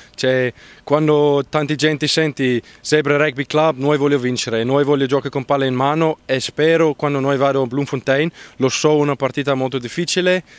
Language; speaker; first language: Italian; non-native, learner; Afrikaans